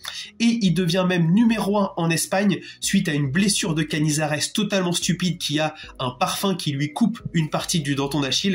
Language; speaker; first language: French; native; French